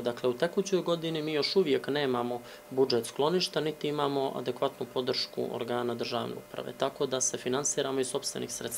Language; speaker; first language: Serbian; native; Serbian